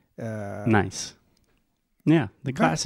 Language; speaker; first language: English; non-native, fluent; Portuguese